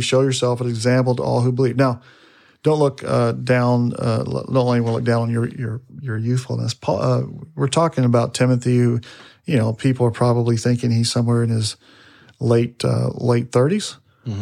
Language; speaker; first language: English; native; English